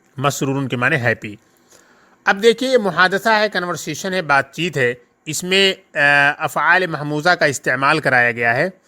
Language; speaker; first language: Urdu; native; Urdu